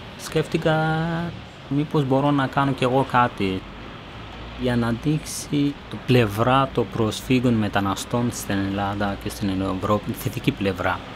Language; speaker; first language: Greek; non-native, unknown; Persian